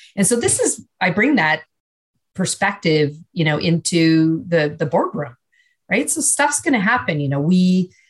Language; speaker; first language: English; native; English